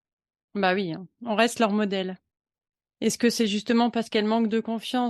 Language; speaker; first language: French; native; French